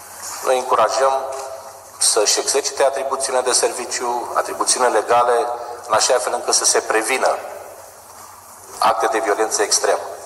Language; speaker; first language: Romanian; native; Romanian